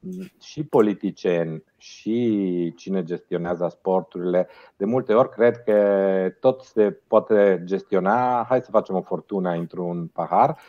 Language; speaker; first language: Romanian; non-native, fluent; Italian